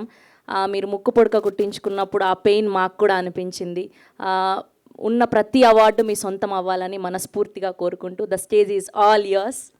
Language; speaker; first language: Telugu; native; Telugu